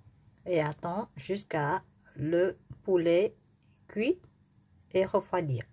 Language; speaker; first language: French; non-native, learner; Vietnamese